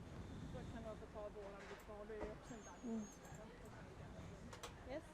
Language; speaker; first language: Swedish; native; Swedish